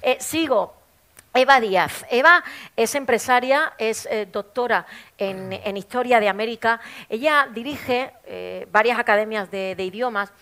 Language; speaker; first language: Spanish; native; Spanish